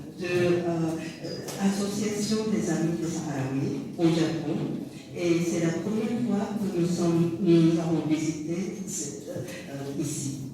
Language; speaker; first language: French; non-native, learner; Japanese